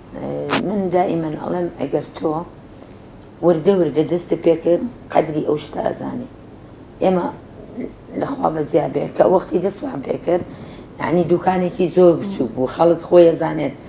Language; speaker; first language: Central Kurdish; native; Central Kurdish